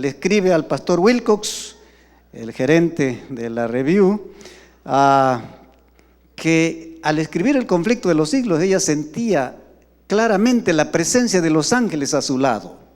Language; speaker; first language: Spanish; native; Spanish